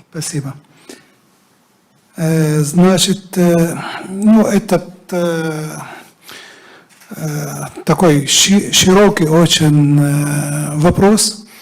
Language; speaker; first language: Russian; non-native, fluent; Arabic